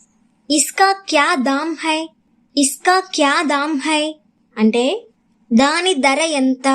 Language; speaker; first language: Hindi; non-native, local second language; Telugu